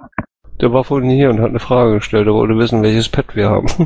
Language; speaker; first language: German; native; German